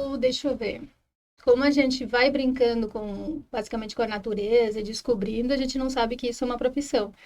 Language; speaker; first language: Portuguese; non-native, fluent; Spanish